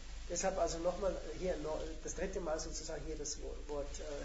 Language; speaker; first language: German; native; German